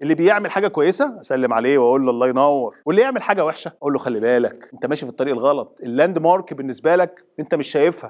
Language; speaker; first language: Arabic; native; Arabic